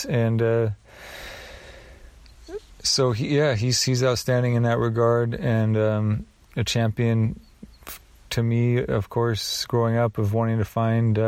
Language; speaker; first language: English; native; English